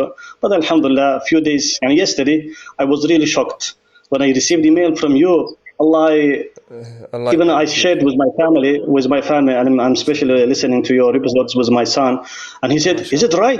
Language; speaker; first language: English; non-native, learner; Azerbaijani